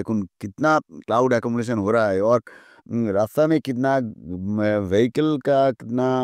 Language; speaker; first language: Hindi; non-native, local second language; Bangla